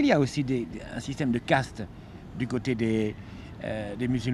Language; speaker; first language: French; native; French